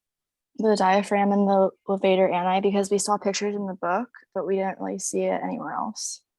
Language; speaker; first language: English; native; English